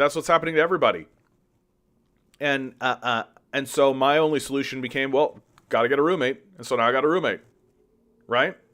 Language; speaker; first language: English; native; English